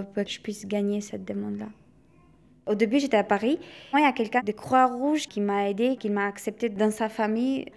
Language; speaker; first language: French; non-native, fluent; Albanian